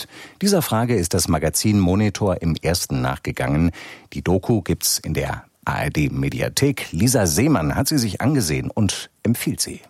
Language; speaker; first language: German; native; German